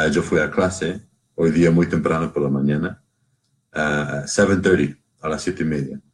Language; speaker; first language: Spanish; non-native, learner; English